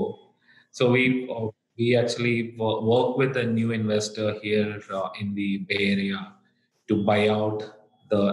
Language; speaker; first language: English; non-native, local second language; Malayalam